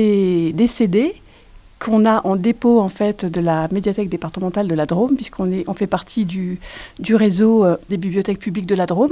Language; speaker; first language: French; native; French